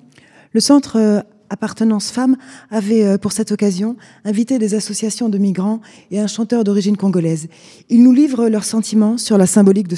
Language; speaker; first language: French; native; French